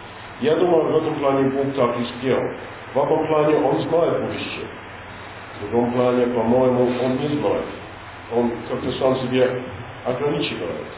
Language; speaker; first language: Russian; non-native, learner; English